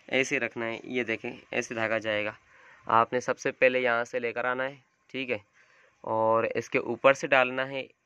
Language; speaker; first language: Urdu; non-native, local second language; Sindhi